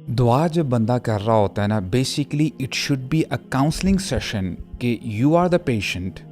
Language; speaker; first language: Urdu; native; Urdu